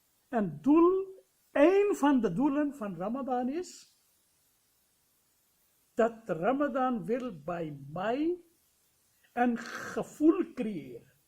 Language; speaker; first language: Dutch; non-native, fluent; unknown